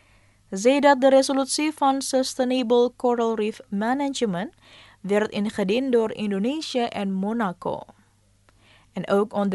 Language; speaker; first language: Dutch; non-native, fluent; Indonesian